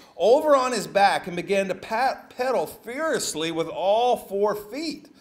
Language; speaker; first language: English; native; English